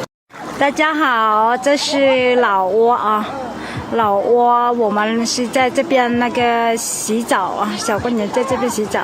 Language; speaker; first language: Chinese; non-native, fluent; Hmong